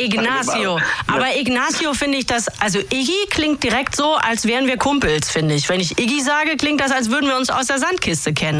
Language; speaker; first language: German; native; German